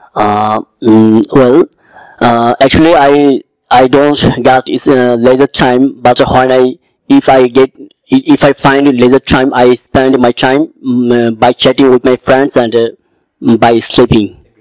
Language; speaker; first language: English; non-native, local second language; Bangla